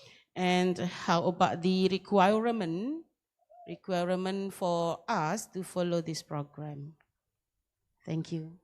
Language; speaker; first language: English; non-native, learner; Indonesian